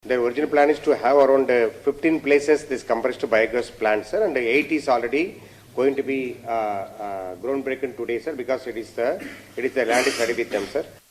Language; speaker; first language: English; non-native, local second language; Telugu